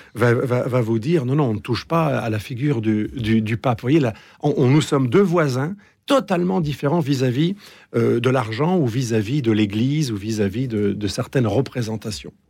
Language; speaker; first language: French; native; French